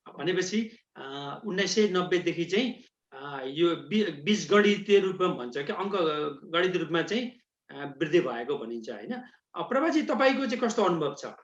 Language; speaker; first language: Nepali; native; Nepali